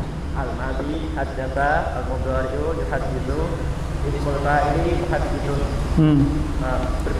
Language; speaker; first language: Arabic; non-native, learner; Indonesian